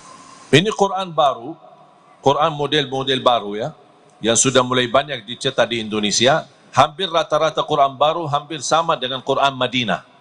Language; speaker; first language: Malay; non-native, fluent; Arabic